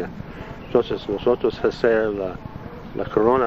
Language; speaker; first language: Spanish; non-native, learner; Italian